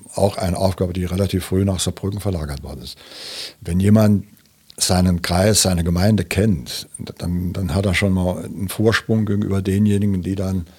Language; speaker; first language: German; native; German